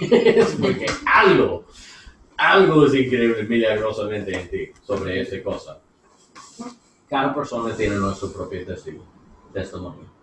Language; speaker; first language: Spanish; non-native, learner; English